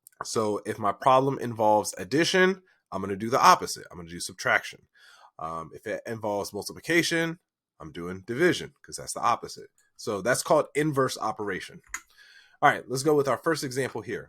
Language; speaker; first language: English; native; English